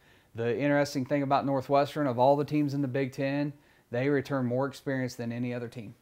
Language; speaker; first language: English; native; English